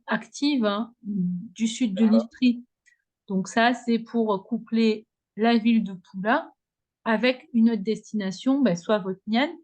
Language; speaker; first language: French; native; French